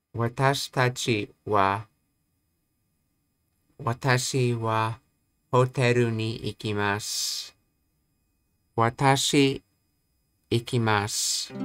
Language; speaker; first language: Japanese; non-native, learner; English